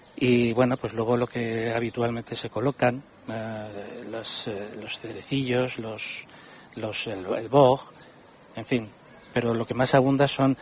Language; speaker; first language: Spanish; native; Spanish